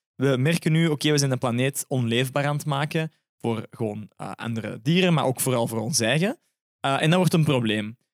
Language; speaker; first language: Dutch; native; Dutch